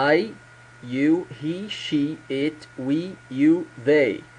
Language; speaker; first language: English; non-native, fluent; Portuguese